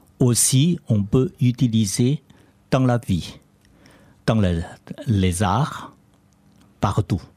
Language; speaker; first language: French; non-native, learner; Chinese